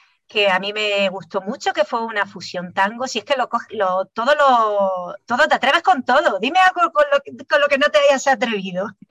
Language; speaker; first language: Spanish; native; Spanish